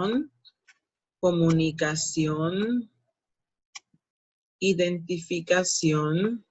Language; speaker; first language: Spanish; non-native, fluent; English